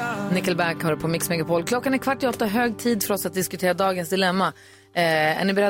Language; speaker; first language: Swedish; native; Swedish